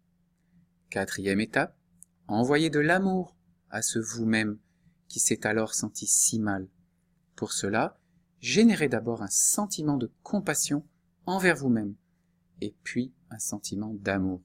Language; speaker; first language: French; native; French